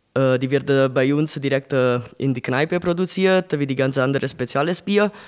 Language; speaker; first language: German; non-native, learner; Italian